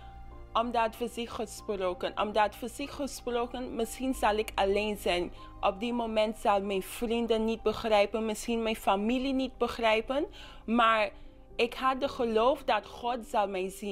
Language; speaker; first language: Dutch; non-native, local second language; English